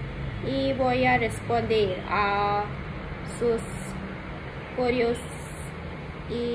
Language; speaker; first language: Spanish; non-native, learner; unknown